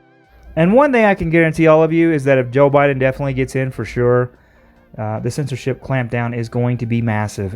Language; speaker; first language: English; native; English